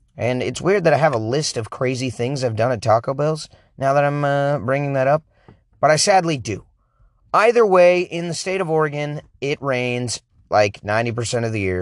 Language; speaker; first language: English; native; English